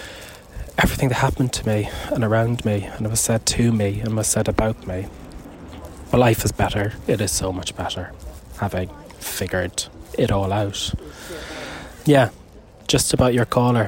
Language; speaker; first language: English; native; English